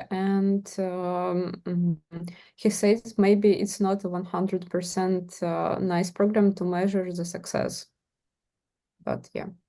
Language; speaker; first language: English; non-native, learner; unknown